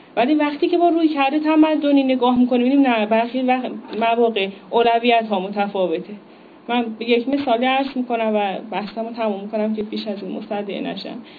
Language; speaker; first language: Persian; native; Persian